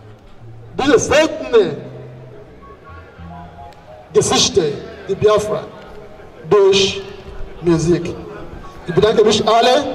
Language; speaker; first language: German; non-native, fluent; Igbo